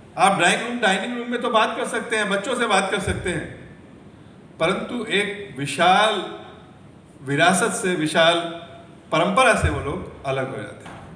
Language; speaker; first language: Hindi; native; Hindi